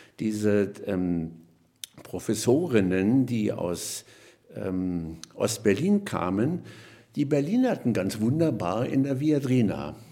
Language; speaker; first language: German; native; German